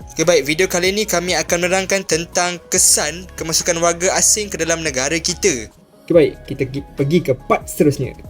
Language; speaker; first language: Malay; native; Malay